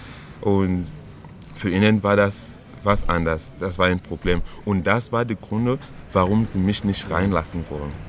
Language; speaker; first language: German; non-native, learner; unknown